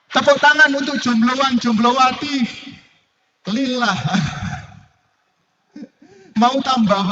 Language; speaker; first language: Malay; non-native, local second language; Javanese